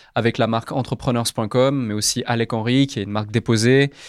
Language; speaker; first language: French; native; French